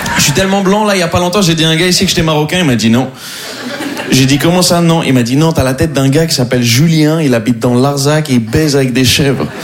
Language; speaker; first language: French; non-native, local second language; Arabic